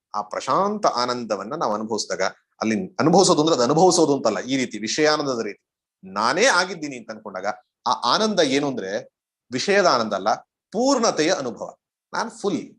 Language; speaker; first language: Kannada; native; Kannada